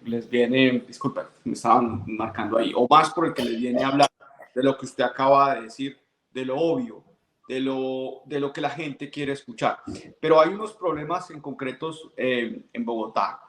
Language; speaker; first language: Spanish; native; Spanish